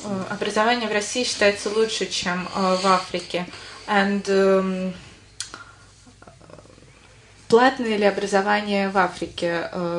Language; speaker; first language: Russian; native; Russian